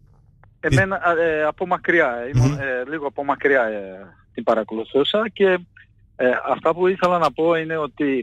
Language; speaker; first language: Greek; non-native, fluent; Portuguese